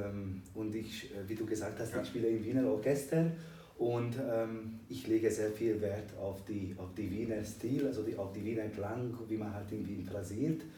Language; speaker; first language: German; non-native, fluent; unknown